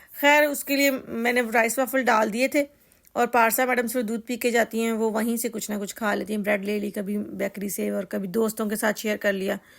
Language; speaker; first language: Urdu; native; Urdu